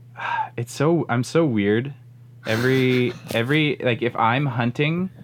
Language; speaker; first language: English; native; English